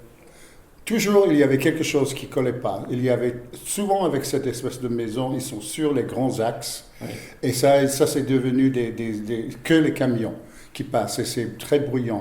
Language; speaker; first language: French; non-native, fluent; English